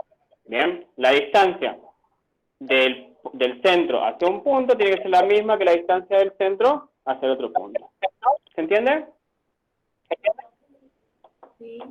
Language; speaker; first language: Spanish; native; Spanish